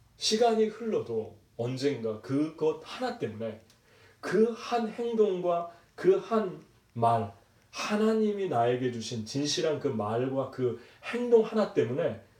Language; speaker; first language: Korean; native; Korean